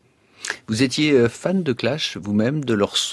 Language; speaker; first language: French; native; French